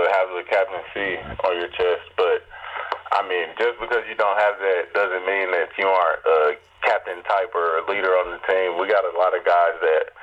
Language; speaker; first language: English; native; English